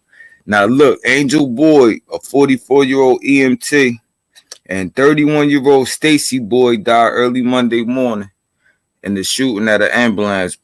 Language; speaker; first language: English; native; English